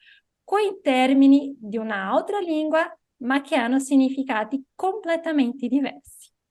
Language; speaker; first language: Italian; non-native, fluent; Portuguese